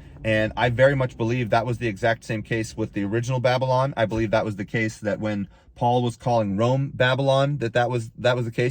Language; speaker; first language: English; native; English